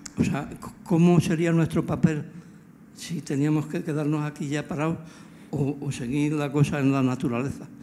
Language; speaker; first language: Spanish; native; Spanish